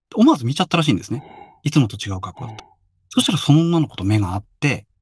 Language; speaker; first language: Japanese; native; Japanese